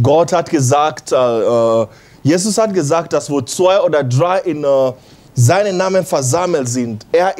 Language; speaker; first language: German; non-native, learner; English